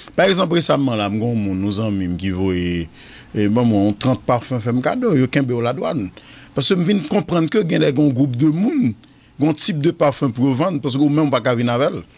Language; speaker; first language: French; non-native, local second language; Haitian Creole